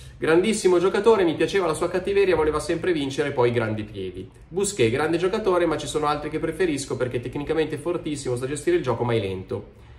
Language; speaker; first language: Italian; native; Italian